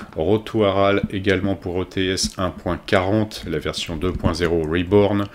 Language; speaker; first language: French; native; French